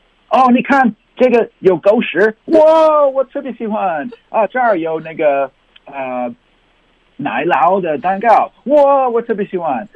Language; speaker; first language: Chinese; non-native, learner; English